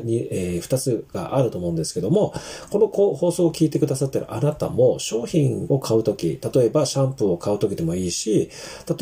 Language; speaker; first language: Japanese; native; Japanese